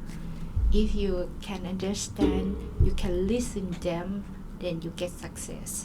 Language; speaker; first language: English; non-native, learner; Thai